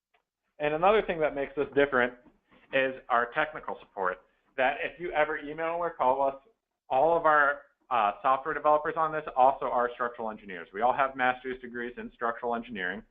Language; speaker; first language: English; native; English